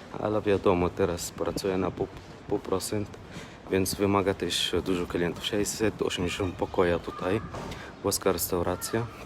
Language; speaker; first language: Polish; non-native, learner; Arabic